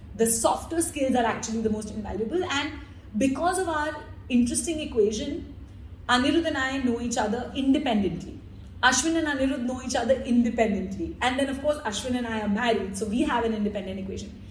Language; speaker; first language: English; early bilingual, other home language; Hindi